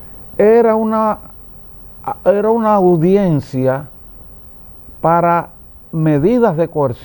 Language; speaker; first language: Spanish; native; Spanish